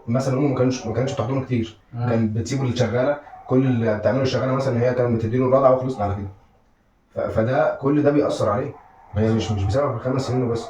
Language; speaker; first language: Arabic; native; Arabic